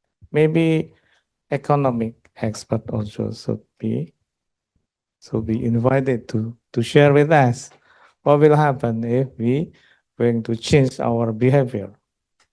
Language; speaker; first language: English; non-native, local second language; Indonesian